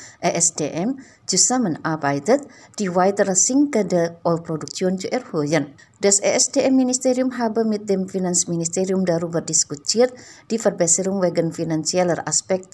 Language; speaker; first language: German; non-native, fluent; Indonesian